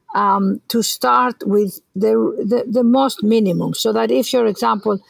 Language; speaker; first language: English; non-native, fluent; Greek